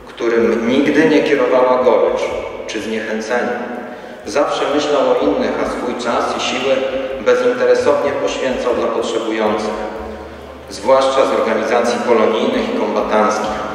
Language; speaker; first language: Polish; native; Polish